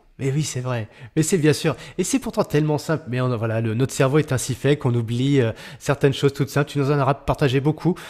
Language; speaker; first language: French; native; French